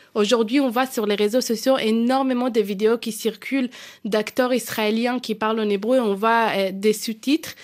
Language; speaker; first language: French; non-native, fluent; Hebrew